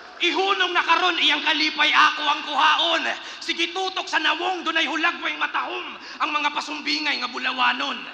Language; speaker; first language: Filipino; non-native, local second language; Cebuano